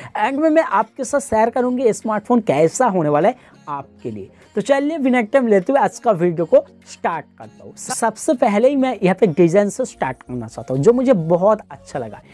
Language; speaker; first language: Hindi; non-native, local second language; Bangla